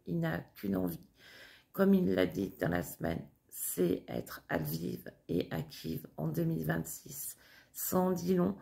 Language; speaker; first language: French; native; French